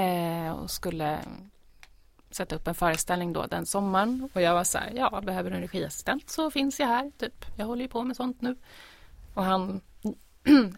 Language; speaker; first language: Swedish; native; Swedish